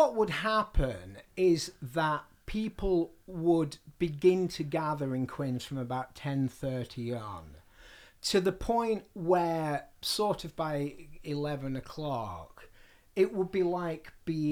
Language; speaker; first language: English; native; English